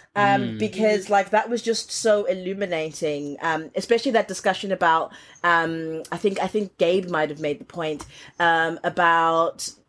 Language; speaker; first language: English; non-native, local second language; Xhosa